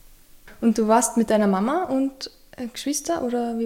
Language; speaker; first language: German; native; German